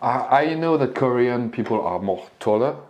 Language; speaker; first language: English; non-native, learner; French